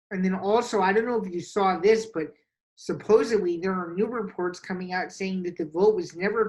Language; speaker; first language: English; native; English